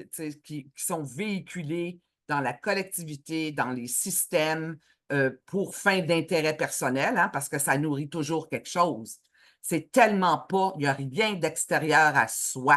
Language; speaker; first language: French; native; French